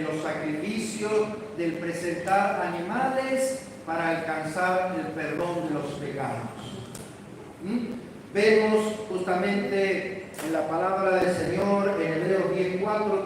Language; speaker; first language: Spanish; native; Spanish